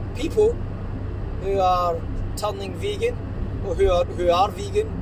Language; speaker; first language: English; native; English